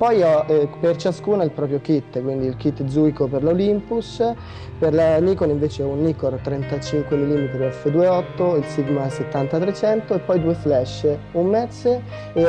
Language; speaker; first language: Italian; native; Italian